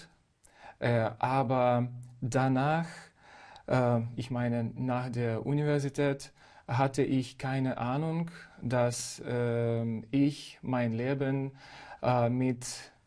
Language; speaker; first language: German; non-native, fluent; Ukrainian